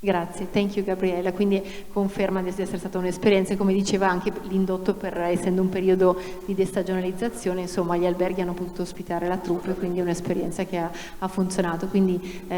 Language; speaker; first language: Italian; native; Italian